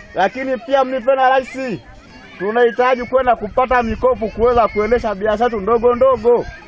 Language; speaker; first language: Swahili; native; Swahili